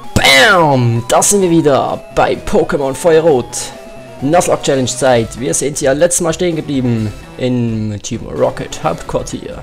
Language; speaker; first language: German; native; German